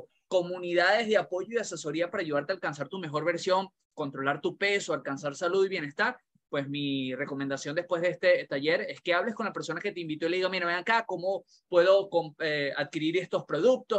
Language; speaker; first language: Spanish; native; Spanish